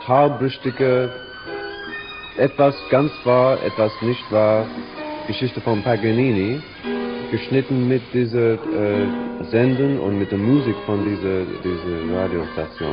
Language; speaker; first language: German; non-native, learner; English